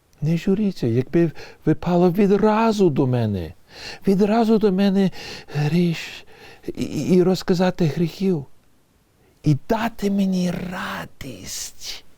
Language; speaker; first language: Ukrainian; early bilingual, heritage; English